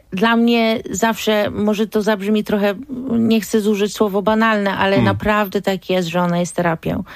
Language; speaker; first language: Polish; early bilingual, heritage; Polish